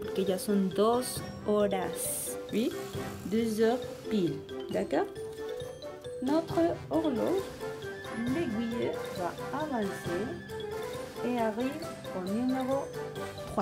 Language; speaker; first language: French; non-native, fluent; Spanish